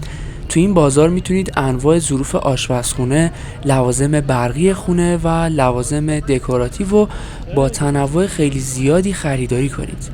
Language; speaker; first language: Persian; native; Persian